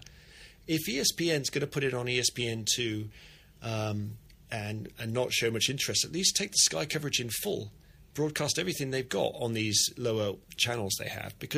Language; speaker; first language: English; native; English